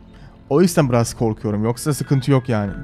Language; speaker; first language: Turkish; early bilingual, heritage; Turkish